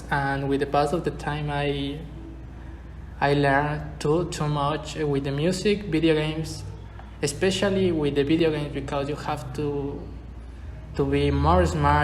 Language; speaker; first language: English; non-native, learner; Spanish